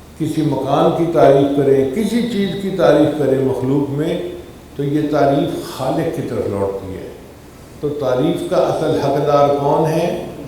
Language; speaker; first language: Urdu; non-native, local second language; Punjabi